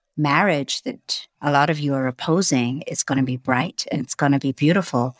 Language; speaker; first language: English; native; English